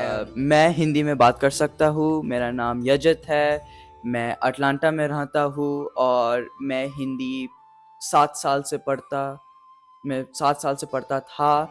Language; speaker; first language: Hindi; early bilingual, heritage; English